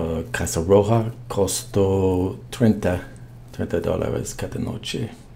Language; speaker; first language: Spanish; non-native, learner; English